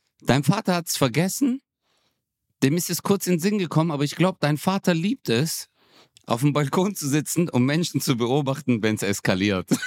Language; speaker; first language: German; early bilingual, other home language; Turkish